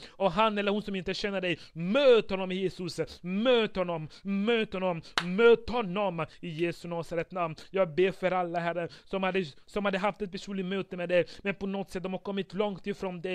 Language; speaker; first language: Swedish; non-native, fluent; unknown